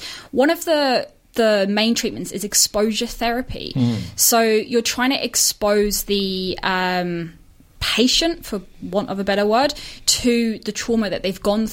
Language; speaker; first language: English; native; English